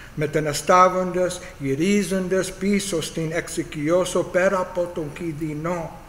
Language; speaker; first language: Greek; non-native, learner; English